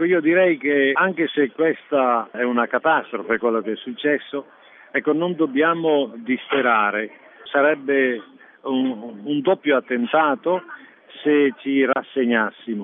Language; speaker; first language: Italian; native; Italian